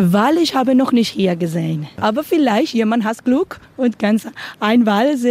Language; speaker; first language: German; non-native, learner; Spanish